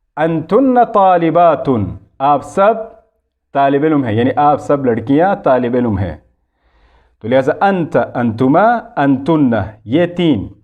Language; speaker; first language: Urdu; native; Urdu